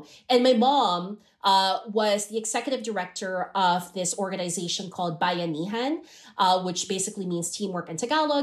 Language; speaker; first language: English; non-native, local second language; Filipino